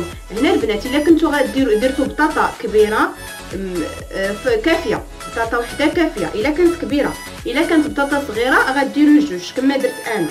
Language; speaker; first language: Arabic; native; Arabic